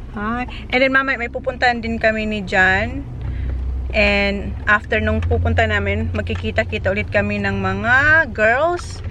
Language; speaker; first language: Filipino; non-native, local second language; Bikol